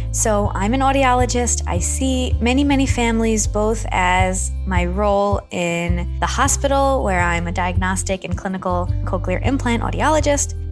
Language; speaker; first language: English; native; English